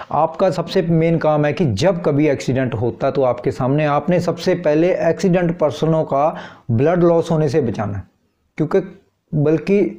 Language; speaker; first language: Hindi; non-native, local second language; Punjabi